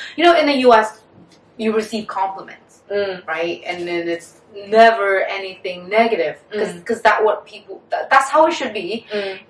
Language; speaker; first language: English; non-native, fluent; Vietnamese